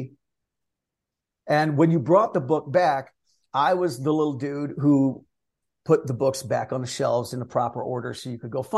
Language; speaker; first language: English; native; English